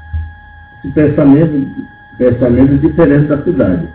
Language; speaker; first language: Portuguese; non-native, local second language; Yanomámi